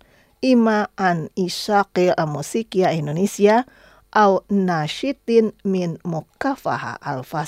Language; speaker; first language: Arabic; non-native, fluent; Indonesian